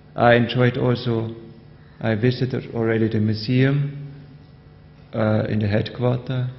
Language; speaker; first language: English; non-native, learner; German